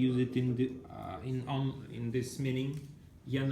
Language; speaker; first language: English; non-native, learner; Ukrainian